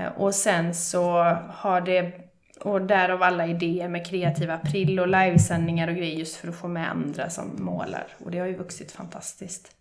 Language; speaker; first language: Swedish; native; Swedish